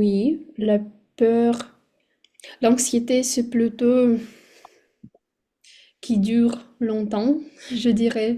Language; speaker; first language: French; non-native, fluent; Russian